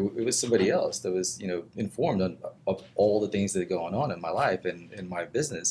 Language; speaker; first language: English; non-native, fluent; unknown